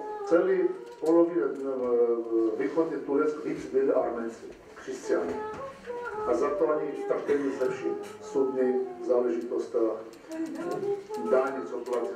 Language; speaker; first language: Czech; non-native, learner; Armenian